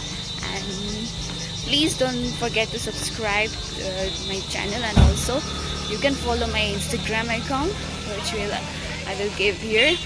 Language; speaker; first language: Hindi; non-native, local second language; Assamese